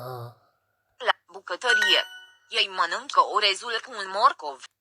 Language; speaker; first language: Romanian; non-native, learner; Ukrainian